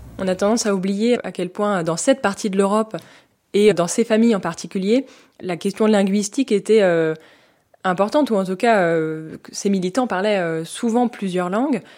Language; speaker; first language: French; native; French